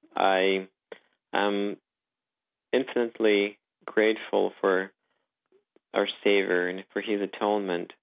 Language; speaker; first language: English; non-native, fluent; Ukrainian